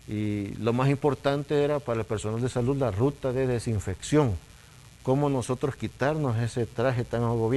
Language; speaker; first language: Spanish; native; Spanish